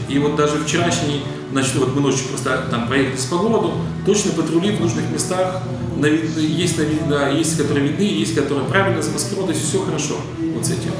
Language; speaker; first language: Russian; native; Russian